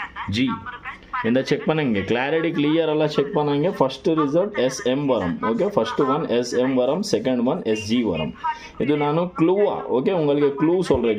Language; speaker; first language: Tamil; non-native, local second language; Malayalam